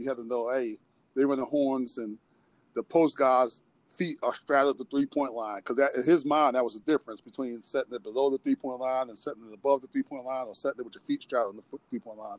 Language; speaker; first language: English; native; English